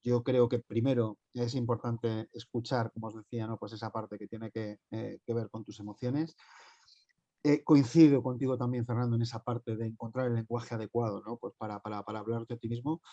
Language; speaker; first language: Spanish; native; Spanish